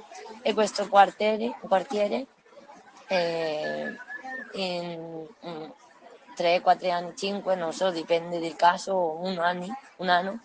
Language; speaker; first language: Italian; non-native, learner; Spanish